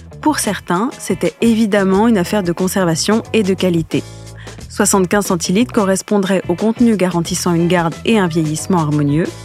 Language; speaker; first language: French; native; French